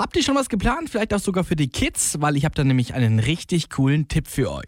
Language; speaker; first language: German; native; German